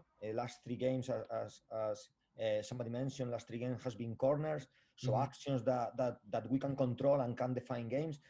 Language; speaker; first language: English; non-native, fluent; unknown